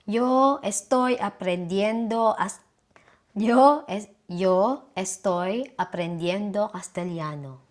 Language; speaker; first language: Spanish; non-native, learner; Filipino